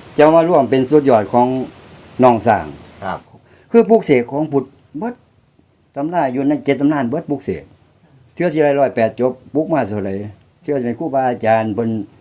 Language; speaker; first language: Thai; native; Thai